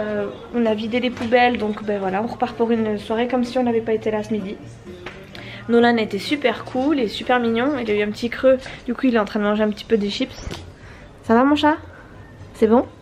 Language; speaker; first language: French; native; French